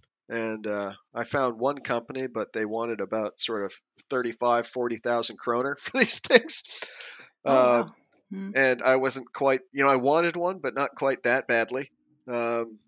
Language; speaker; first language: English; native; English